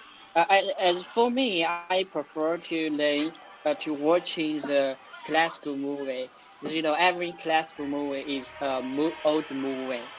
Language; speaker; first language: English; non-native, learner; Chinese